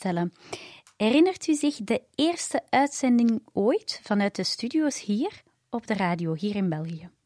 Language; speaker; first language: Dutch; native; Dutch